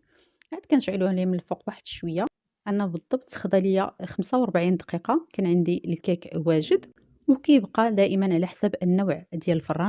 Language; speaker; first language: Arabic; native; Arabic